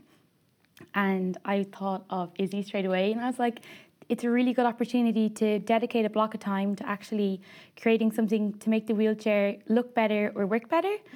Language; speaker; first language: English; native; English